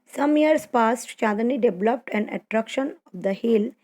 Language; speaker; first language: English; non-native, local second language; Gujarati